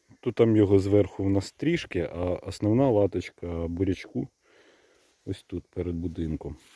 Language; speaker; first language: Ukrainian; native; Ukrainian